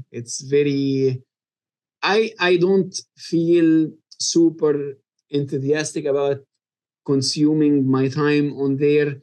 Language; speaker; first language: English; non-native, fluent; Arabic